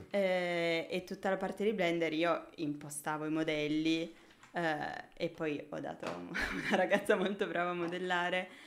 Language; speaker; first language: Italian; native; Italian